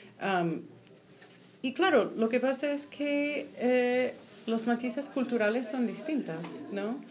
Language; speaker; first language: Spanish; non-native, fluent; English